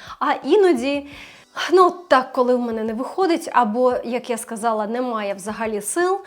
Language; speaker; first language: Ukrainian; non-native, local second language; Russian